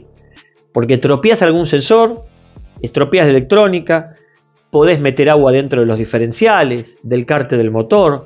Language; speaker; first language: Spanish; native; Spanish